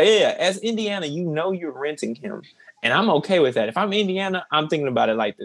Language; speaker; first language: English; native; English